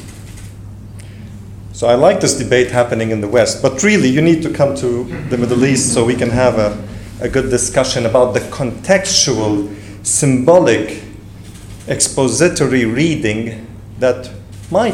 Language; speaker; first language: English; non-native, fluent; Arabic